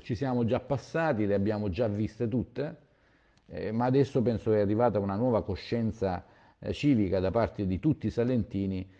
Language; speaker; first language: Italian; native; Italian